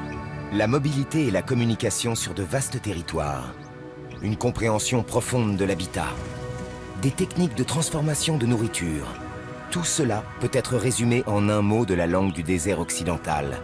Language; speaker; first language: French; native; French